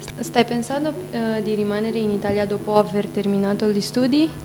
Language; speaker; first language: Italian; non-native, learner; Romanian